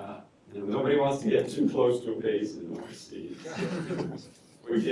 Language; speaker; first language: English; native; English